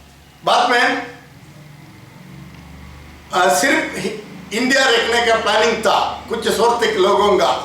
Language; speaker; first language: Hindi; non-native, local second language; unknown